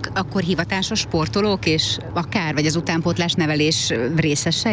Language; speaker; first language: Hungarian; native; Hungarian